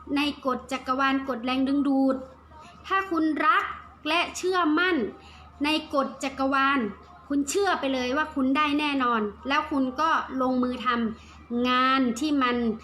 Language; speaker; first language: Thai; native; Thai